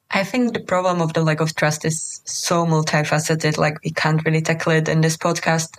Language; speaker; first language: English; non-native, fluent; Czech